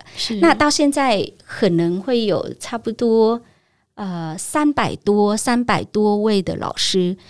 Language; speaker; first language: Chinese; non-native, fluent; Vietnamese